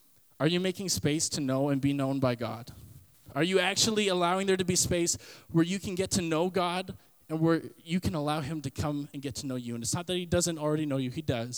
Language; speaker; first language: English; native; English